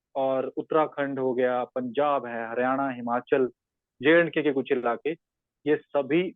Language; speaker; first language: Hindi; non-native, local second language; Punjabi